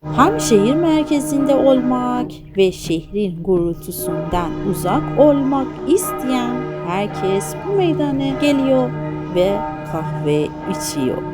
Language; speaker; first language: Turkish; non-native, fluent; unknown